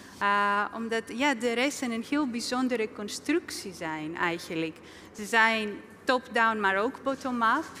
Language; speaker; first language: Dutch; non-native, fluent; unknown